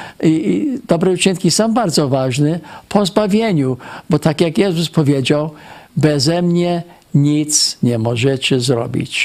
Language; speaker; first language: Polish; non-native, fluent; English